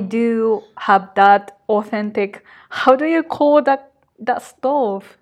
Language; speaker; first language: English; non-native, fluent; Japanese